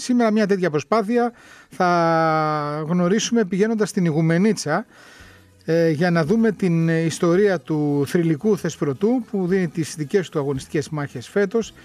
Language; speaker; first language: Greek; native; Greek